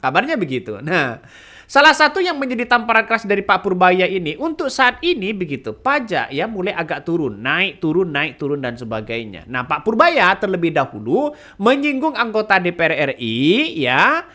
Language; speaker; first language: Indonesian; native; Indonesian